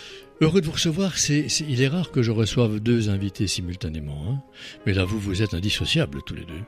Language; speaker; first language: French; native; French